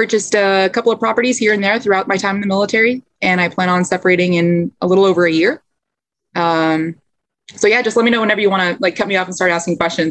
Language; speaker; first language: English; native; English